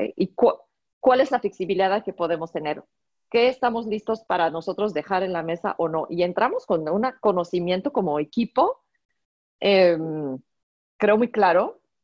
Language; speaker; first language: Spanish; non-native, fluent; French